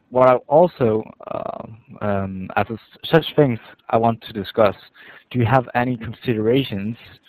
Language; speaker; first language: English; non-native, fluent; Danish